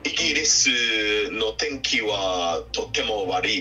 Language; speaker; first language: Japanese; non-native, learner; English